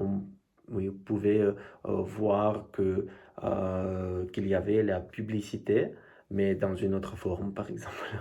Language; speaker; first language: French; non-native, fluent; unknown